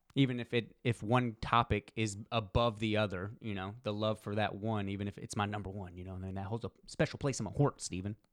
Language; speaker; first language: English; early bilingual, other home language; Polish